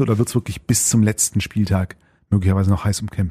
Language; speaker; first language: German; native; German